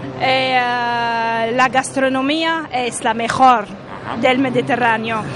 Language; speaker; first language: Spanish; non-native, local second language; Arabic